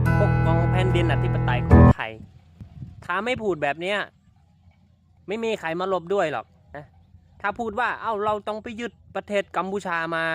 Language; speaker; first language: Thai; non-native, fluent; Khmer